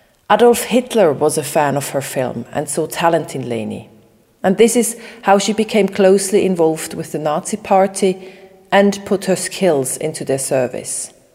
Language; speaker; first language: English; non-native, fluent; German